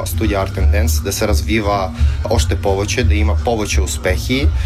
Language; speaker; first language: Bulgarian; non-native, fluent; Ukrainian